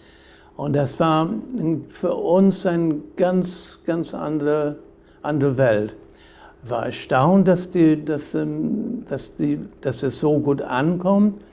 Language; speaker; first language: German; non-native, fluent; English